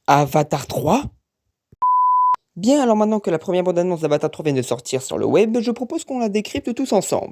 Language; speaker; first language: French; native; French